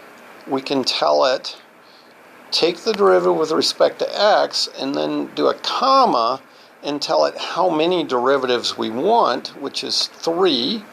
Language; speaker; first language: English; native; English